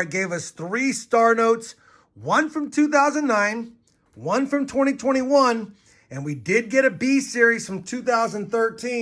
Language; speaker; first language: English; native; English